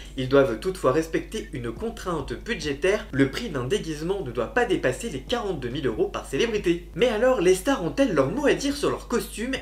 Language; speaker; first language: French; native; French